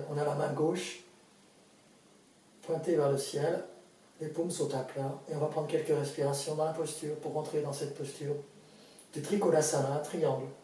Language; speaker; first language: French; native; French